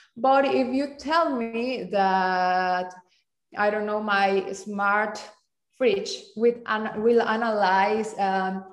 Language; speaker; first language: English; non-native, fluent; Spanish